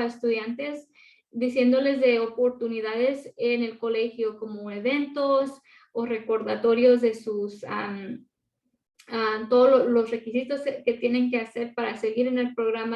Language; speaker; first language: Spanish; early bilingual, other home language; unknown